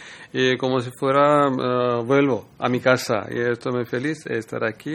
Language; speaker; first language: Spanish; non-native, learner; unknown